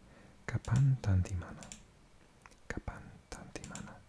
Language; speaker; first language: Indonesian; non-native, learner; English